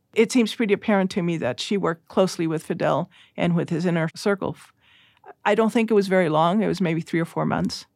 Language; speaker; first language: English; early bilingual, other home language; Spanish